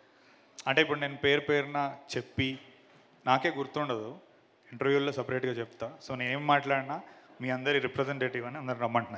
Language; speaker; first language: Telugu; native; Telugu